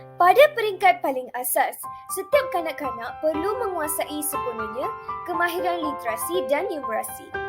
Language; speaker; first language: Malay; non-native, local second language; Tamil